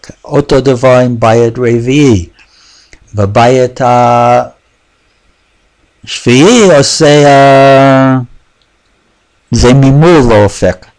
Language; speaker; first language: Hebrew; non-native, fluent; English